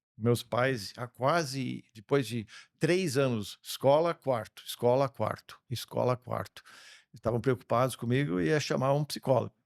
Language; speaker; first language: Portuguese; early bilingual, other home language; English